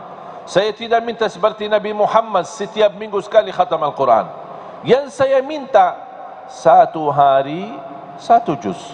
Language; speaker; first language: Indonesian; non-native, fluent; Arabic